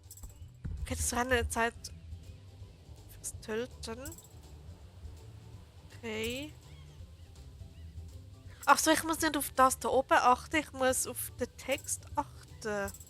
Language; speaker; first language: German; native; German